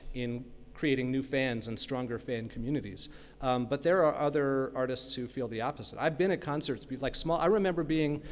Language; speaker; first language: English; native; English